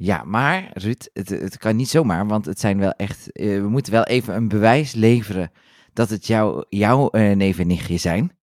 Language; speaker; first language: Dutch; native; Dutch